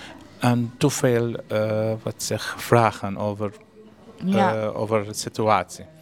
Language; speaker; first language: Dutch; non-native, learner; Arabic